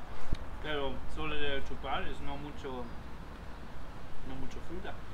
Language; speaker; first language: Spanish; non-native, learner; German